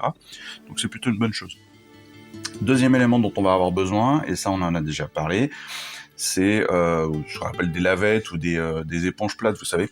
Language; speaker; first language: French; native; French